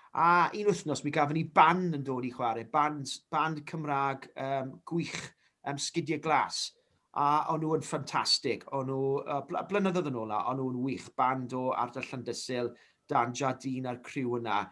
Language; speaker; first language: Welsh; native; Welsh